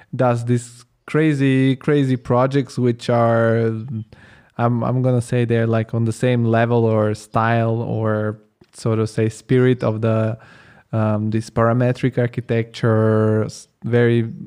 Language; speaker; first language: English; non-native, fluent; Italian